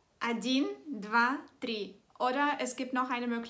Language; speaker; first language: German; non-native, fluent; Russian